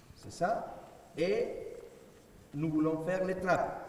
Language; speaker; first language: French; non-native, learner; Spanish